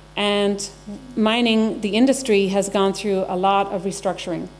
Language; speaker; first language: English; native; English